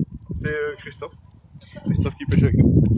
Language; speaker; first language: French; native; French